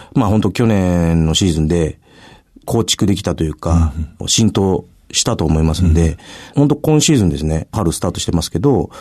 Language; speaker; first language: Japanese; native; Japanese